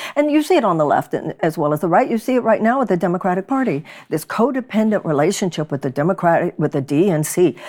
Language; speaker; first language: English; native; English